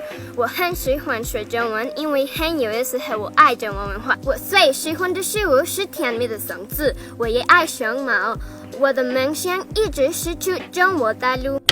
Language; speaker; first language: Chinese; non-native, learner; Spanish